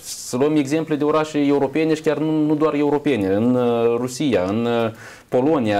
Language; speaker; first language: Romanian; native; Romanian